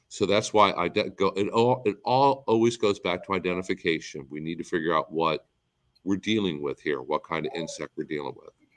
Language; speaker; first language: English; native; English